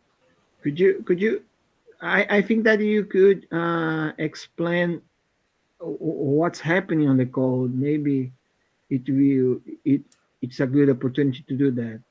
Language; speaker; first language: English; non-native, fluent; Portuguese